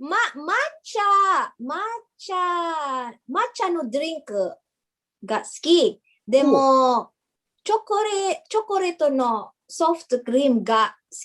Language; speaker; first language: Japanese; non-native, learner; English